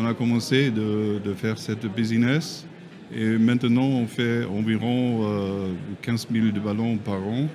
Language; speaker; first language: French; non-native, learner; German